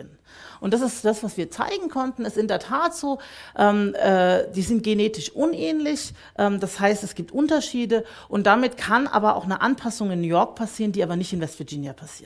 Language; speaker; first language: German; native; German